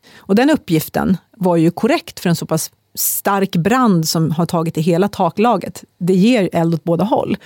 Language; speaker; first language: Swedish; native; Swedish